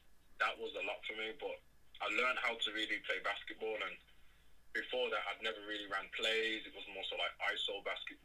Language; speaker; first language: English; native; English